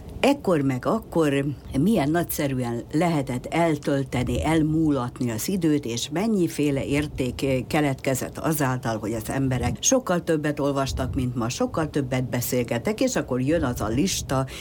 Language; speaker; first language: Hungarian; native; Hungarian